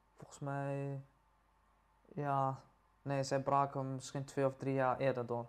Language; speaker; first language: Dutch; early bilingual, other home language; Persian